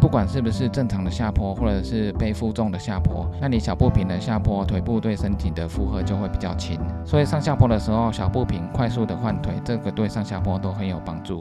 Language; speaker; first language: Chinese; native; Chinese